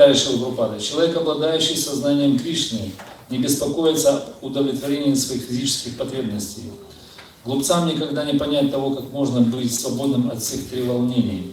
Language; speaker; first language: Russian; native; Russian